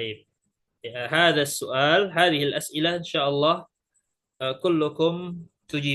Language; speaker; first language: Arabic; non-native, fluent; Indonesian